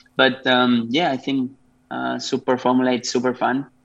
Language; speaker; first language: English; non-native, fluent; Spanish